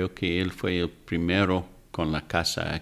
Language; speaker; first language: Spanish; non-native, fluent; English